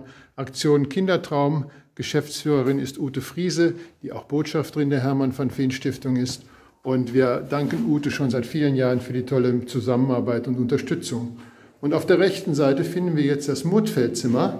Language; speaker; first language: German; native; German